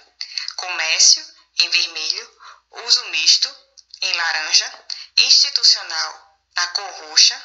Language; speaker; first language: Portuguese; native; Portuguese